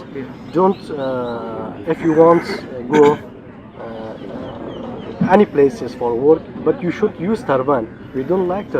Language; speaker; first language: English; non-native, learner; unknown